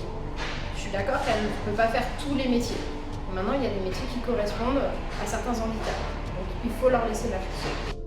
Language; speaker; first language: French; native; French